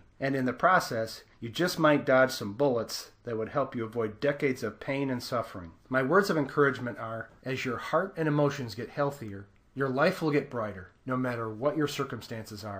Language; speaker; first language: English; native; English